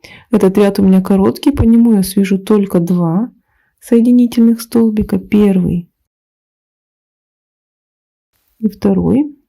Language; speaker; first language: Russian; native; Russian